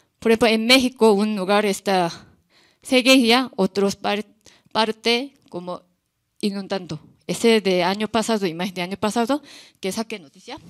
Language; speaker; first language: Spanish; non-native, learner; Korean